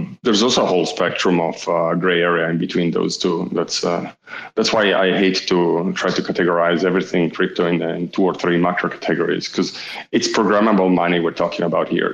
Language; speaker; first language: English; non-native, fluent; Italian